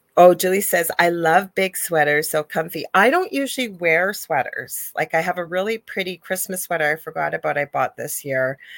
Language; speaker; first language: English; native; English